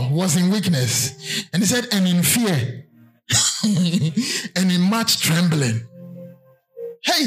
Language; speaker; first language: English; non-native, local second language; Akan